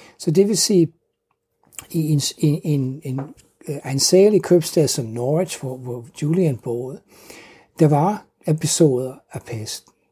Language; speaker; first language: Danish; non-native, fluent; English